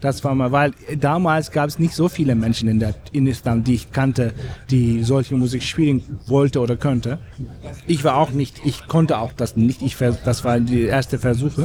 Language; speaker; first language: German; non-native, fluent; Turkish